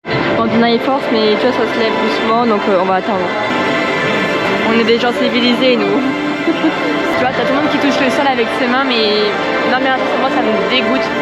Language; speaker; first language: French; native; French